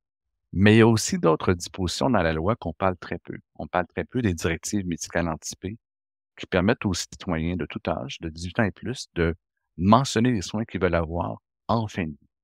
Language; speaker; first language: French; native; French